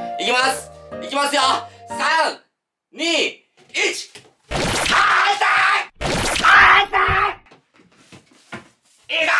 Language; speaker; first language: Japanese; native; Japanese